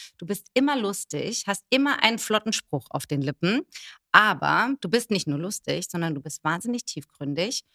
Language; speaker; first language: German; native; German